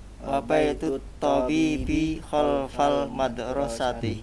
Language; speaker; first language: Arabic; non-native, learner; Indonesian